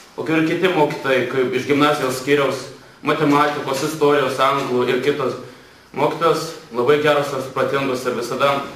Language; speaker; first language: Lithuanian; non-native, local second language; Russian